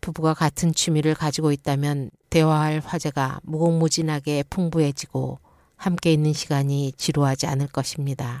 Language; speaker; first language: Korean; native; Korean